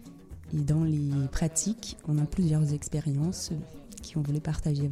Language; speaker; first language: French; non-native, fluent; Portuguese